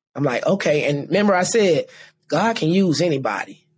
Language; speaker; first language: English; native; English